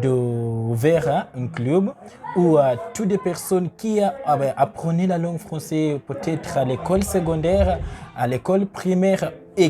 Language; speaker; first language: French; non-native, learner; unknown